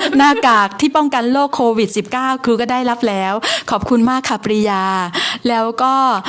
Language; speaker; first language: Thai; native; Thai